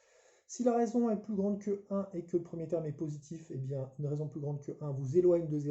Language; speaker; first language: French; native; French